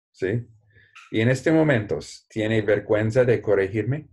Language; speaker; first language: Spanish; non-native, learner; English